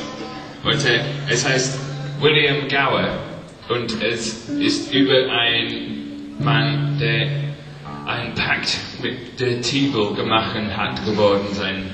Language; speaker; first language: German; non-native, learner; English